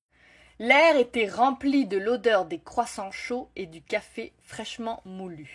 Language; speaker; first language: French; native; French